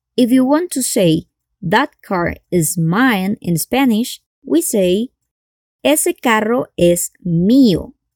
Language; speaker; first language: English; non-native, fluent; Spanish